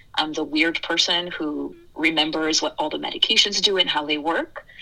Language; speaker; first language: English; early bilingual, other home language; French